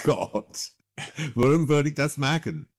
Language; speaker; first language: German; non-native, fluent; English